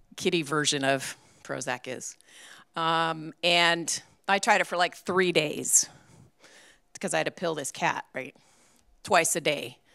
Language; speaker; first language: English; native; English